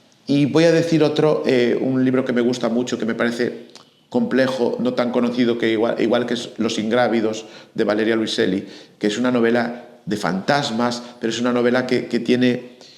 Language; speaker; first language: Spanish; native; Spanish